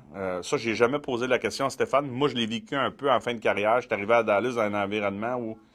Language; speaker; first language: French; native; French